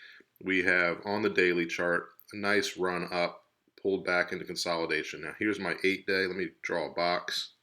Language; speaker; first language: English; native; English